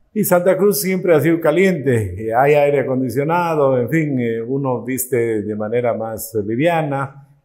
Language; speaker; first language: Spanish; native; Spanish